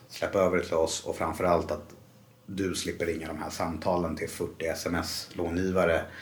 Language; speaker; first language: Swedish; native; Swedish